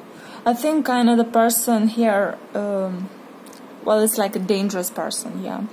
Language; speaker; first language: English; non-native, fluent; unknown